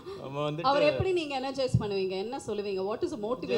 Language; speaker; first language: Tamil; native; Tamil